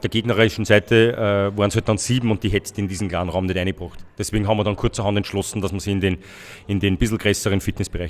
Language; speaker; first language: German; native; German